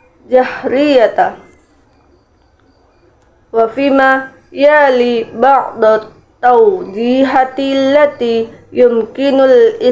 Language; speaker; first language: Arabic; non-native, learner; Indonesian